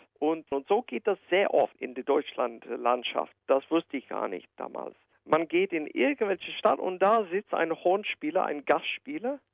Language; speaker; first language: German; non-native, fluent; English